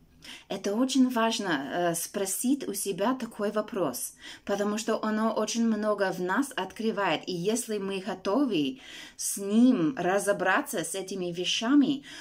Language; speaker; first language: Russian; non-native, fluent; English